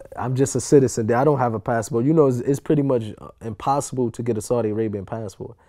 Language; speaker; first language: English; native; English